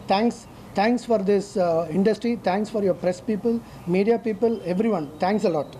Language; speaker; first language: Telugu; non-native, local second language; Tamil